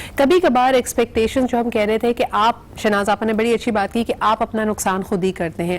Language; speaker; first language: Urdu; native; Urdu